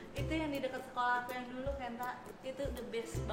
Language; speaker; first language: Indonesian; native; Indonesian